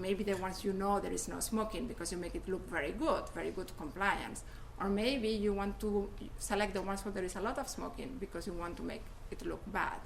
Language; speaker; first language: English; non-native, fluent; Spanish